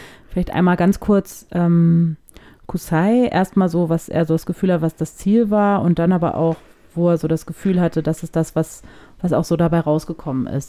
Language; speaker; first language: German; native; German